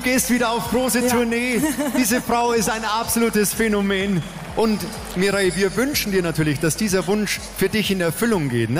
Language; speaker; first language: German; native; German